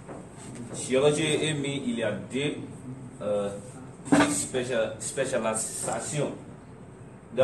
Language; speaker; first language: French; non-native, learner; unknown